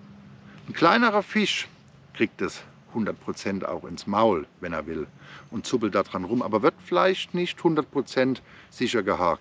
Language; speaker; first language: German; native; German